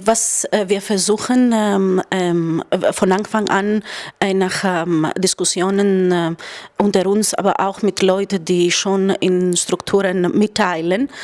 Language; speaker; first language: German; non-native, fluent; Greek